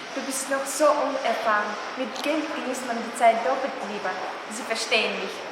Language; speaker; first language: German; non-native, fluent; Russian